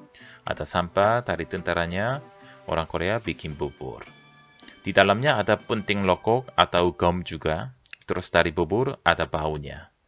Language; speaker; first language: Indonesian; non-native, fluent; Korean